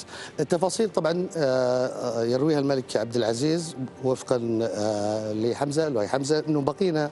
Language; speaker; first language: Arabic; native; Arabic